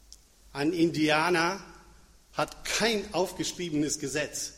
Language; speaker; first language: German; non-native, fluent; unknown